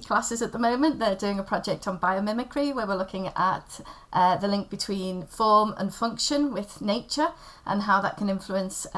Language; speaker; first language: English; native; English